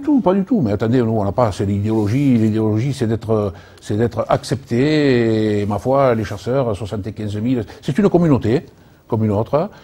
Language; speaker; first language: French; native; French